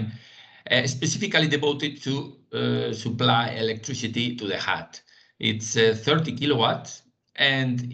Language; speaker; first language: English; non-native, fluent; Spanish